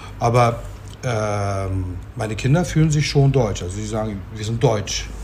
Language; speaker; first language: German; early bilingual, other home language; Turkish